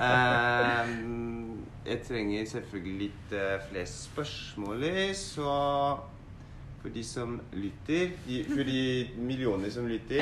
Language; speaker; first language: Norwegian; non-native, fluent; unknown